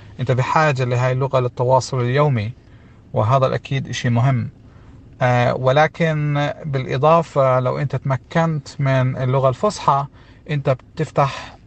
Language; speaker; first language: Arabic; native; Arabic